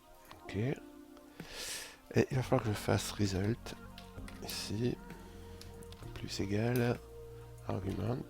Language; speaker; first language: French; native; French